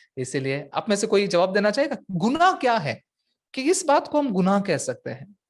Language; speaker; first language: Hindi; non-native, local second language; Marathi